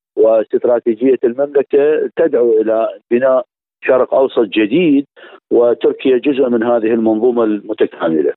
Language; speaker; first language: Arabic; native; Arabic